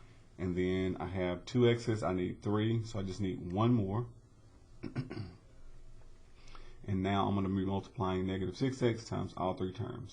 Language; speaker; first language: English; native; English